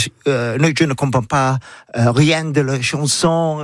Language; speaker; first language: French; non-native, learner; English